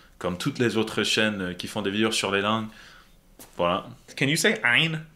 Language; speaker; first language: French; non-native, fluent; English